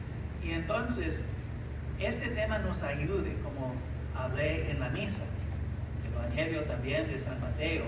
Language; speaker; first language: Spanish; early bilingual, heritage; English